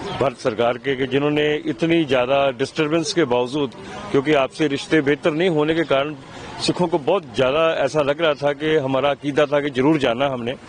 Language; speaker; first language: Urdu; non-native, local second language; Punjabi